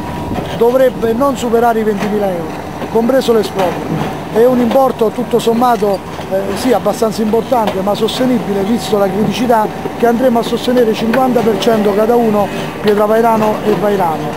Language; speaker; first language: Italian; native; Italian